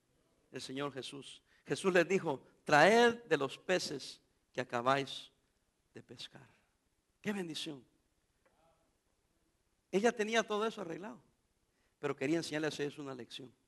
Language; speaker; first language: Spanish; native; Spanish